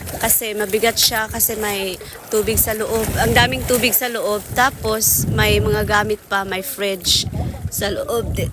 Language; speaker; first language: Filipino; non-native, local second language; Cebuano